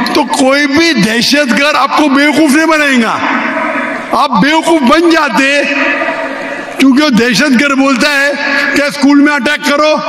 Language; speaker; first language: Hindi; non-native, local second language; Konkani